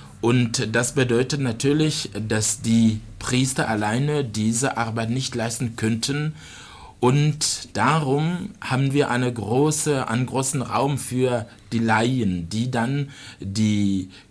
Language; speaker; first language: German; non-native, fluent; Rundi